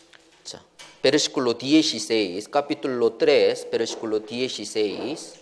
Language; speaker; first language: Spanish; non-native, learner; Korean